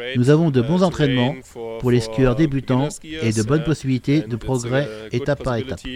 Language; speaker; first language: French; non-native, fluent; German